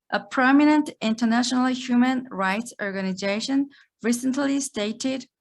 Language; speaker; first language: English; non-native, fluent; Korean